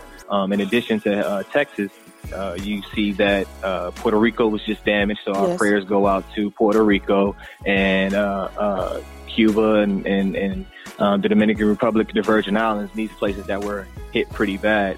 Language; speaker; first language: English; native; English